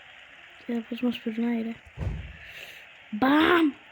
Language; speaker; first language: Greek; native; Greek